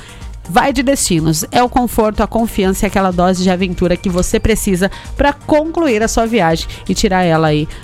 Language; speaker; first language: Portuguese; native; Portuguese